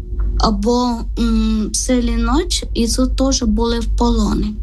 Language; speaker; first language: Ukrainian; non-native, learner; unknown